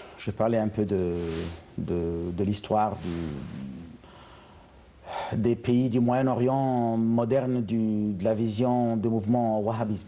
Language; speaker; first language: French; non-native, fluent; Arabic